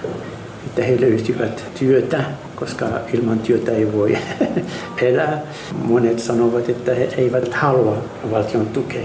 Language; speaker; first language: Finnish; non-native, learner; Arabic